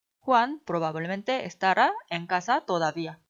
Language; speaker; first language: Spanish; non-native, fluent; Korean